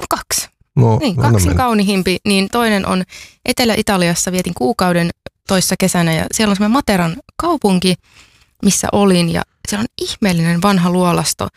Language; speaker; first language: Finnish; native; Finnish